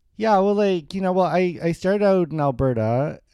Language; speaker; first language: English; native; English